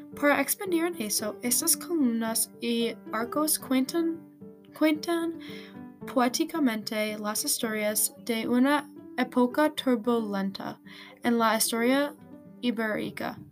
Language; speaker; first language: Spanish; non-native, learner; English